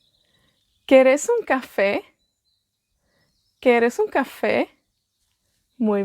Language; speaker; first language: Spanish; non-native, fluent; Welsh